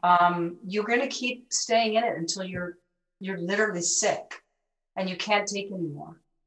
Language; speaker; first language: English; early bilingual, other home language; Spanish